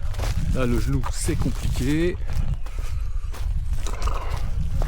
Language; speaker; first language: French; native; French